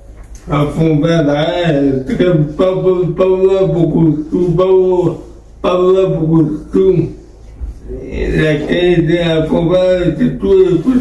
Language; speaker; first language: French; non-native, learner; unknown